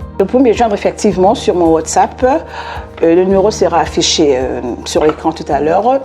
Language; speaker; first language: French; non-native, local second language; Lingala